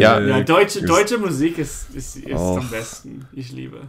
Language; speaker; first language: German; non-native, learner; English